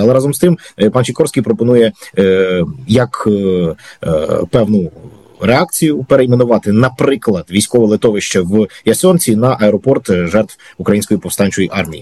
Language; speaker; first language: Ukrainian; native; Ukrainian